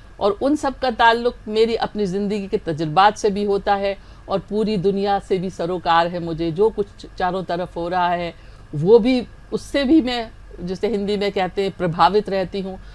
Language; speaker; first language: Hindi; native; Hindi